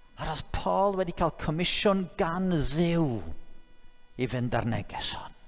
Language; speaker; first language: Welsh; native; Welsh